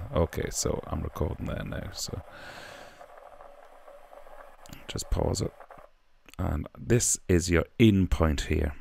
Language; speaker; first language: English; native; English